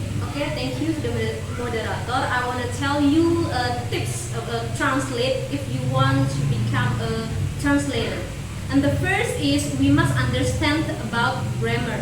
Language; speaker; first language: English; non-native, learner; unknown